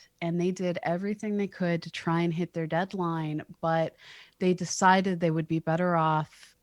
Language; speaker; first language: English; native; English